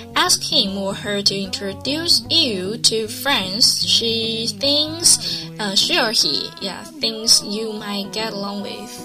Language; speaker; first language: English; non-native, fluent; Chinese